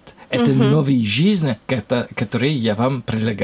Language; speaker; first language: Russian; non-native, learner; French